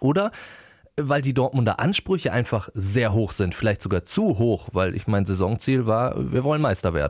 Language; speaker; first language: German; native; German